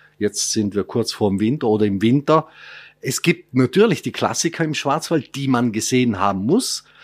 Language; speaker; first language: German; non-native, fluent; Italian